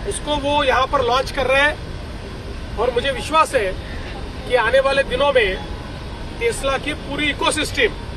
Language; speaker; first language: Hindi; non-native, local second language; Marathi